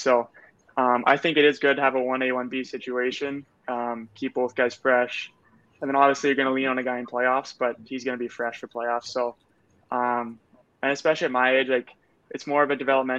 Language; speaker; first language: English; native; English